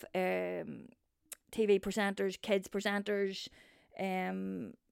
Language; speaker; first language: English; native; English